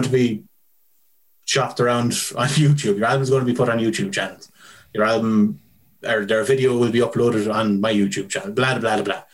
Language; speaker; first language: English; native; English